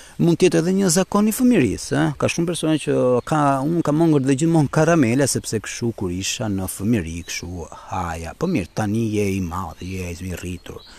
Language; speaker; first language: Albanian; early bilingual, heritage; Albanian